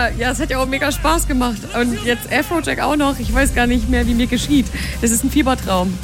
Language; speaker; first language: German; native; German